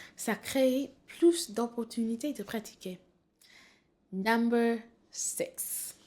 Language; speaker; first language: French; non-native, fluent; English